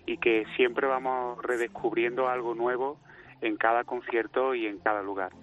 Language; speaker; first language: Spanish; native; Spanish